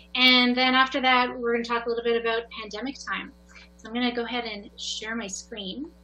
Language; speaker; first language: English; native; English